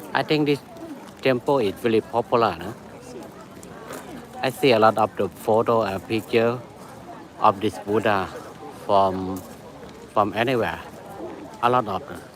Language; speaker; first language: English; non-native, learner; Thai